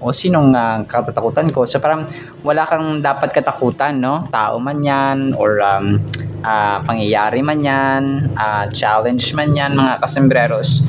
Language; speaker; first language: Filipino; non-native, local second language; Hiligaynon